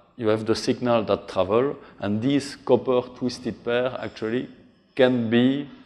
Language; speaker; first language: English; non-native, fluent; French